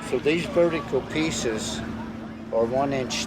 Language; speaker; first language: English; native; English